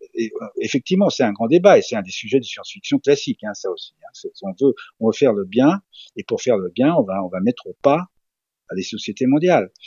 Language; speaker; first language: French; early bilingual, other home language; Serbian